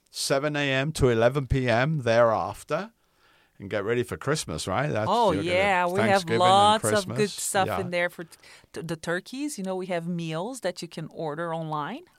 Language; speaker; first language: English; non-native, fluent; Portuguese